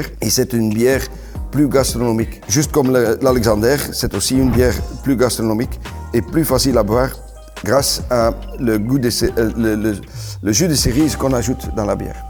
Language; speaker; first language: French; non-native, local second language; Dutch